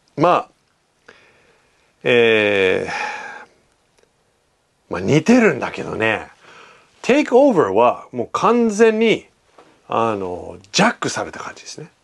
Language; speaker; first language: Japanese; non-native, fluent; English